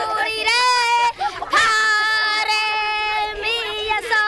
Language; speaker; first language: Korean; non-native, learner; Khmer